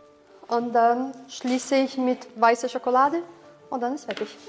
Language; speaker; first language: German; non-native, local second language; Portuguese